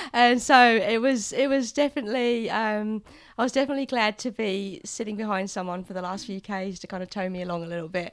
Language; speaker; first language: English; native; English